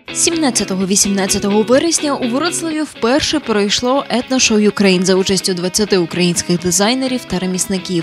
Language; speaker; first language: Ukrainian; native; Ukrainian